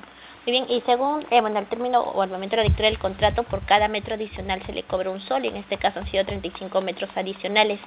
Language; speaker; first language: Spanish; native; Spanish